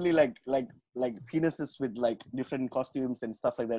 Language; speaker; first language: English; non-native, local second language; Tamil